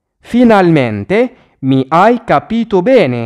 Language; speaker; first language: Italian; non-native, fluent; Arabic